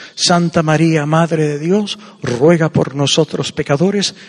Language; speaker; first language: Spanish; native; Spanish